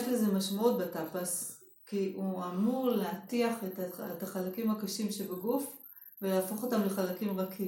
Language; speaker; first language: Hebrew; native; Hebrew